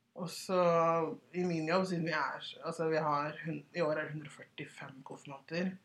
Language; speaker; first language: Norwegian; early bilingual, other home language; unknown